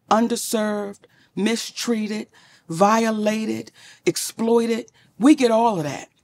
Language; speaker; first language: English; native; English